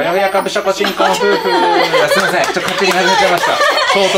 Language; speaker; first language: Japanese; native; Japanese